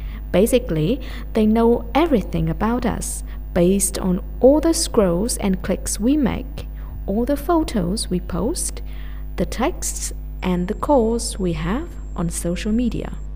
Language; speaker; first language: English; non-native, fluent; Vietnamese